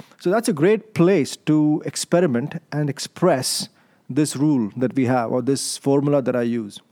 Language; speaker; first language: English; non-native, local second language; Hindi